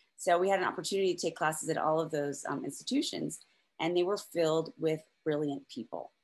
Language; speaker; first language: English; native; English